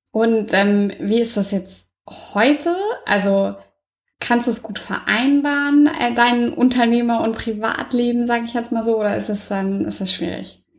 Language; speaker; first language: German; native; German